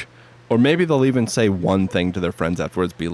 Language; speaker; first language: English; native; English